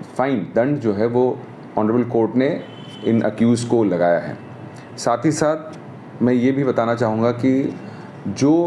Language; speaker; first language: Hindi; non-native, local second language; Marathi